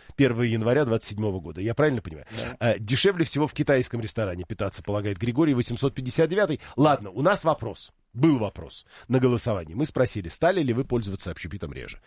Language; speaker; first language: Russian; native; Russian